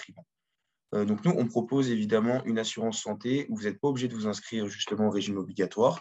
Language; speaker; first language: French; native; French